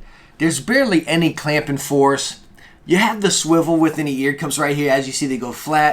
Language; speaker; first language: English; native; English